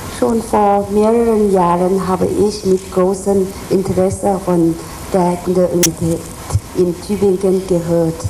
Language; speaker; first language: German; non-native, fluent; Thai